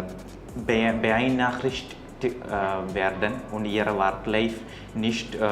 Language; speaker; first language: German; non-native, learner; Malayalam